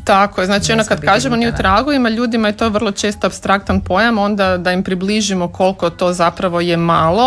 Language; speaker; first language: Serbian; native; Serbian